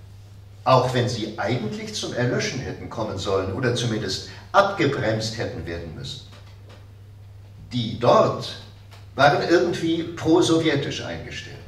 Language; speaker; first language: German; native; German